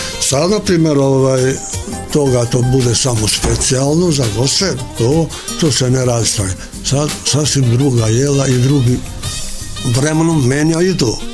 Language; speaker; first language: Bosnian; non-native, local second language; Albanian